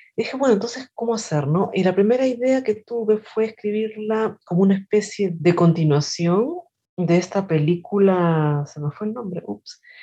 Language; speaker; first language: Spanish; native; Spanish